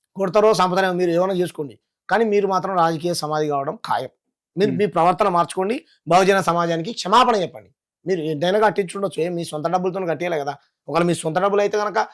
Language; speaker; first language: Telugu; native; Telugu